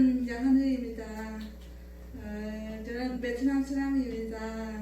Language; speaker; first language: Korean; non-native, learner; Vietnamese